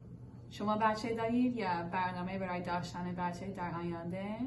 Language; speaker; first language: Persian; non-native, learner; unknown